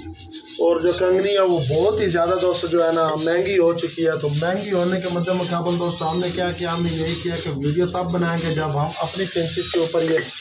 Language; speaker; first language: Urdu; non-native, local second language; Punjabi